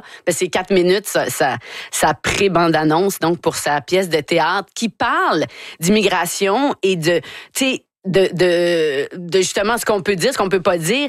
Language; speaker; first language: French; native; French